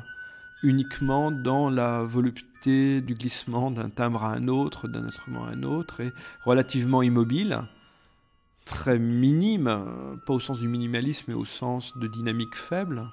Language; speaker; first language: French; native; French